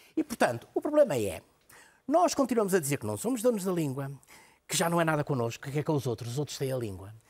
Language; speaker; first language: Portuguese; native; Portuguese